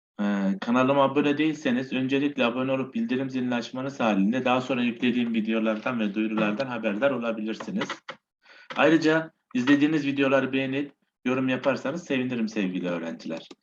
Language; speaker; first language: Turkish; native; Turkish